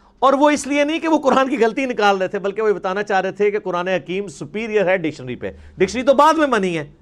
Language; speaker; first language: Urdu; non-native, local second language; Punjabi